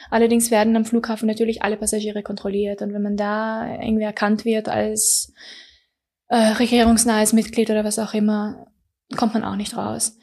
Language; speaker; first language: German; early bilingual, other home language; Persian